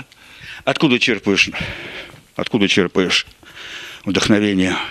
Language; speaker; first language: Russian; native; Russian